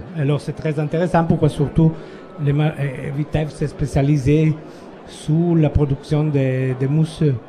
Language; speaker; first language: French; non-native, fluent; Italian